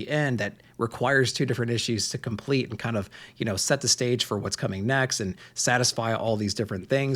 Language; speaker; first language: English; native; English